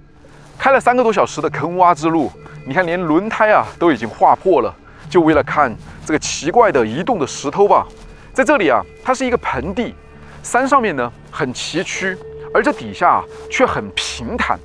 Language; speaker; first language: Chinese; native; Chinese